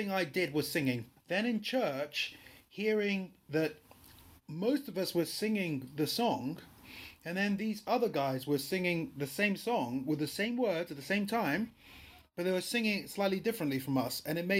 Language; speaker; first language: English; non-native, local second language; Yoruba